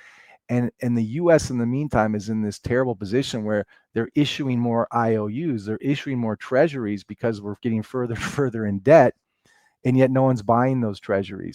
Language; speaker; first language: English; native; English